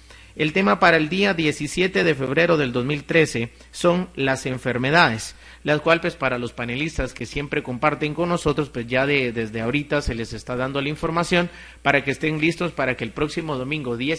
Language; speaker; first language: Spanish; native; Spanish